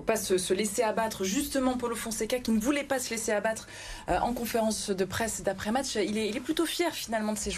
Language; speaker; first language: French; native; French